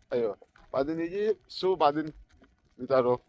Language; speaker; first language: Arabic; non-native, learner; Bangla